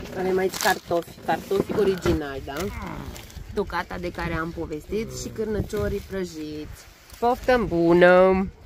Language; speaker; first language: Romanian; non-native, local second language; Hungarian